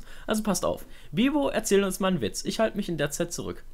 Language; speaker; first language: German; native; German